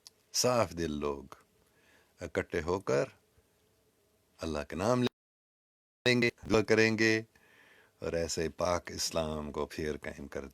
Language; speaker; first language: Hindi; non-native, local second language; English